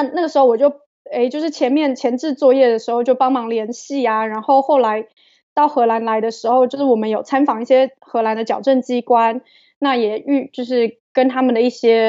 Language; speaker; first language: Chinese; native; Chinese